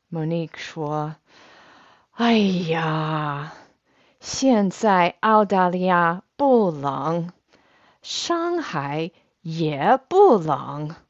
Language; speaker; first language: Chinese; non-native, fluent; English